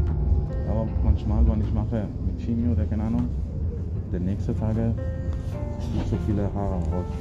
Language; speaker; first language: German; non-native, learner; Spanish